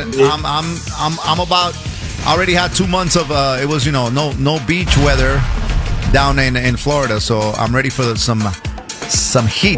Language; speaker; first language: English; early bilingual, other home language; Spanish